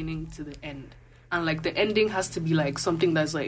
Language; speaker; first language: English; non-native, local second language; Igbo